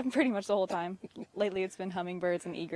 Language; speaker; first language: English; native; English